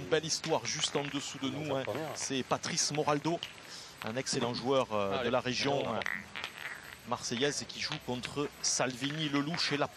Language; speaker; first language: French; native; French